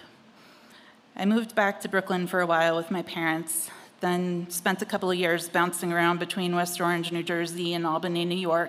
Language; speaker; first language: English; native; English